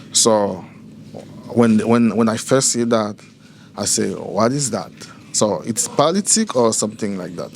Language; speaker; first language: English; non-native, learner; Haitian Creole